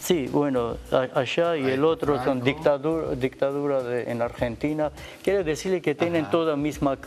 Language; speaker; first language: Spanish; non-native, learner; Armenian